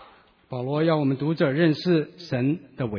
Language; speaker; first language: Chinese; native; Chinese